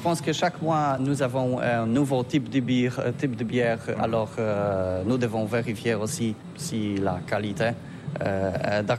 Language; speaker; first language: French; non-native, learner; Polish